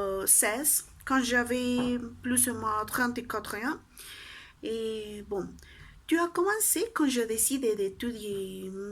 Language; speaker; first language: French; non-native, learner; Spanish